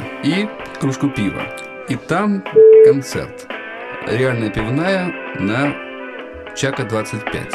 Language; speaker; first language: Russian; native; Russian